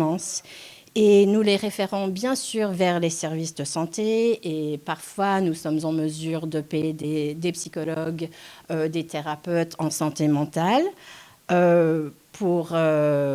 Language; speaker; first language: French; non-native, local second language; English